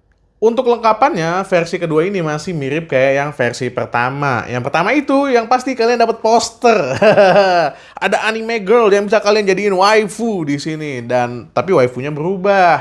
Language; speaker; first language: Indonesian; native; Indonesian